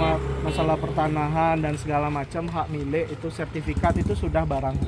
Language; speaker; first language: Indonesian; native; Indonesian